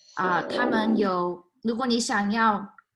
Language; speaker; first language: Chinese; early bilingual, heritage; Chinese